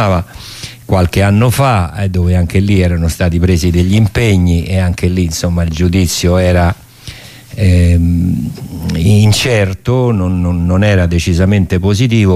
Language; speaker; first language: Italian; native; Italian